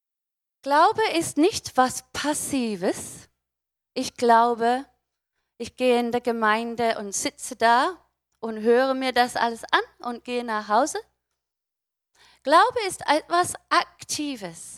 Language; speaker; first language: German; non-native, fluent; English